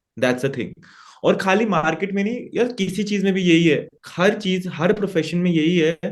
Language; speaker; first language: Hindi; native; Hindi